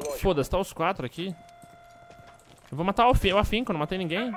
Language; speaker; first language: Portuguese; native; Portuguese